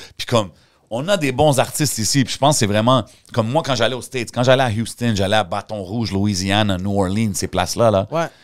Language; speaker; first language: French; early bilingual, heritage; French